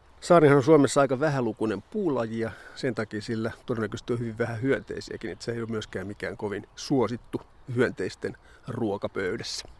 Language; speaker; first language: Finnish; native; Finnish